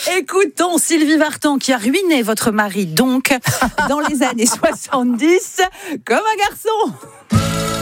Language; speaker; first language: French; native; French